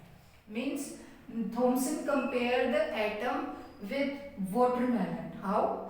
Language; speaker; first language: English; non-native, local second language; Hindi